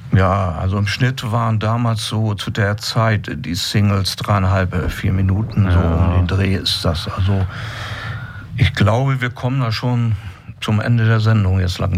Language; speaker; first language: German; native; German